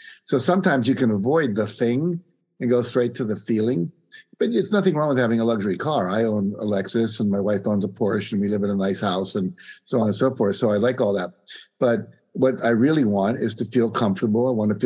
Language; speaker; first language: English; native; English